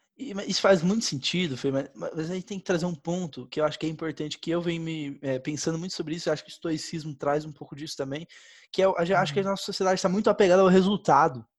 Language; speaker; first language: Portuguese; native; Portuguese